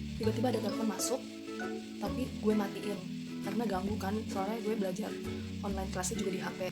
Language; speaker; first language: Indonesian; native; Indonesian